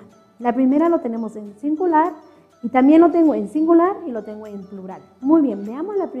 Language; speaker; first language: Spanish; non-native, local second language; Kʼicheʼ